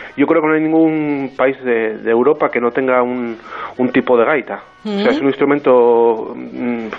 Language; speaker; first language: Spanish; non-native, local second language; Asturian